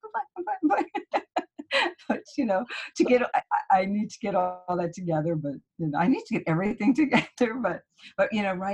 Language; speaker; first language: English; native; English